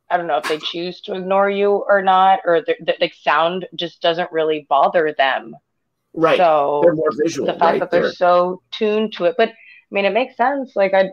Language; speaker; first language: English; native; English